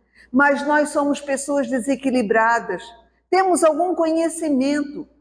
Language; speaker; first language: Portuguese; native; Portuguese